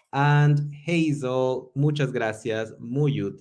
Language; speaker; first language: Spanish; non-native, fluent; English